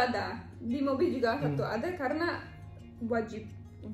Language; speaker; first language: Indonesian; non-native, learner; Turkish